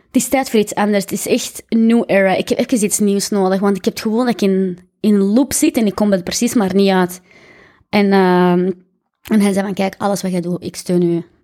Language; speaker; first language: Dutch; early bilingual, other home language; Arabic